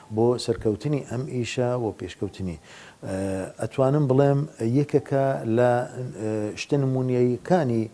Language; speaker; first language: Central Kurdish; non-native, local second language; Assyrian Neo-Aramaic